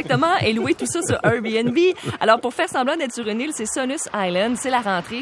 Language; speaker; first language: French; native; French